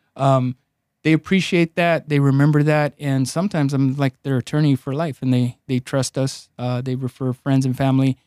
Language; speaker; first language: English; early bilingual, other home language; Spanish